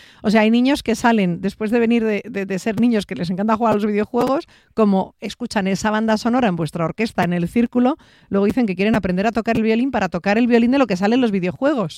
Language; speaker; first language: Spanish; native; Spanish